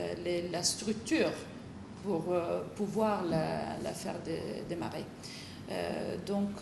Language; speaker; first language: French; non-native, fluent; Italian